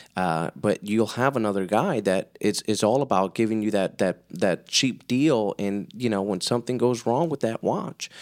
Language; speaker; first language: English; early bilingual, other home language; Spanish